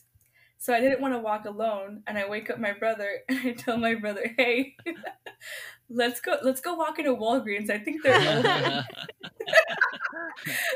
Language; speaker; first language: English; native; English